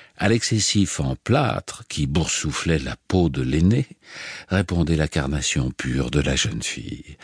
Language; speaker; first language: French; native; French